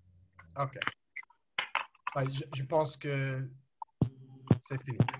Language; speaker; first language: French; non-native, learner; English